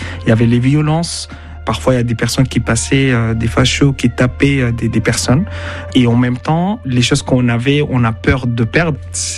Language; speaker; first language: French; non-native, fluent; Arabic